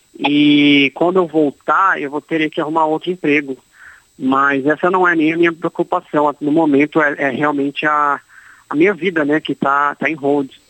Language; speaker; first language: Portuguese; native; Portuguese